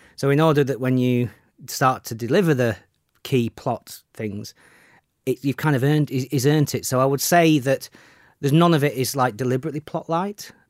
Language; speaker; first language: English; native; English